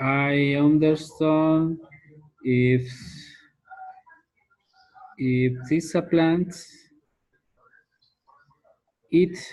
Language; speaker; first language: English; non-native, learner; Spanish